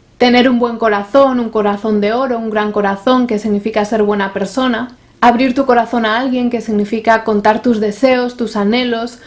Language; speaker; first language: Spanish; native; Spanish